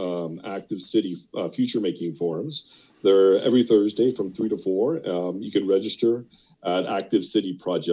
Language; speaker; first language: English; native; English